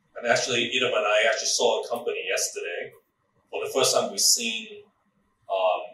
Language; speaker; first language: English; non-native, local second language; Cantonese